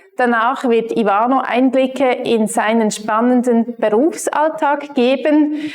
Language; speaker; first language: German; native; German